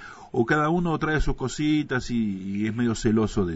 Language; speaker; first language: Spanish; native; Spanish